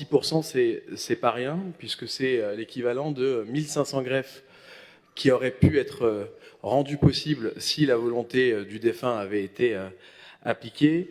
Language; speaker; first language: French; native; French